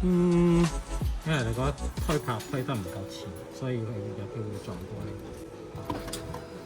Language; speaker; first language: Chinese; native; Chinese